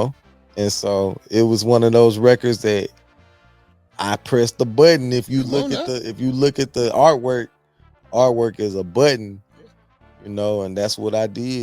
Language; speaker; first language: English; native; English